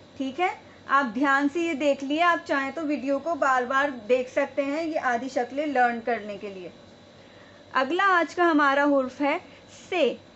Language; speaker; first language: Hindi; native; Hindi